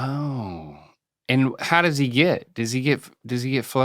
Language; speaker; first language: English; native; English